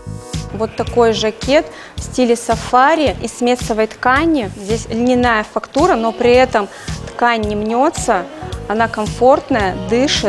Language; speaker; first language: Russian; native; Russian